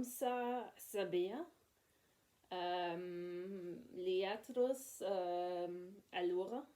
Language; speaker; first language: Arabic; non-native, learner; English